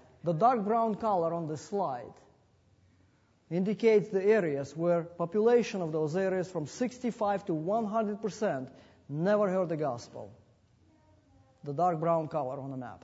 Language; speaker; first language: English; non-native, fluent; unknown